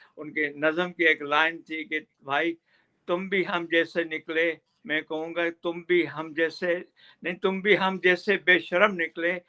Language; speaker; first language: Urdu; non-native, local second language; Sindhi